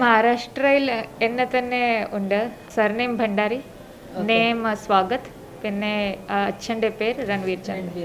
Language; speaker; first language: Malayalam; non-native, local second language; Marathi